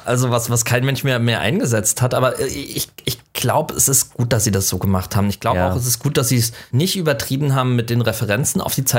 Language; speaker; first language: German; native; German